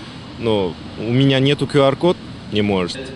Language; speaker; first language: Russian; non-native, learner; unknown